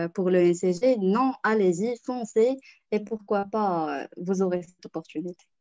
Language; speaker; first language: French; non-native, local second language; Arabic